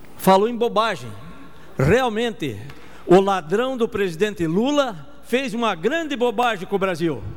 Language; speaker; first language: Portuguese; native; Portuguese